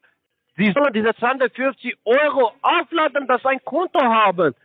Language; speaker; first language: German; non-native, learner; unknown